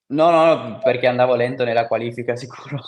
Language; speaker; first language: Italian; non-native, fluent; Swiss German